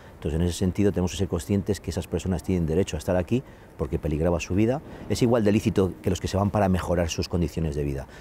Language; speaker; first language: Spanish; native; Spanish